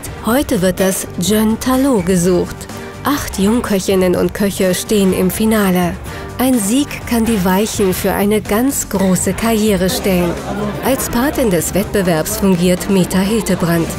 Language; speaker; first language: German; native; German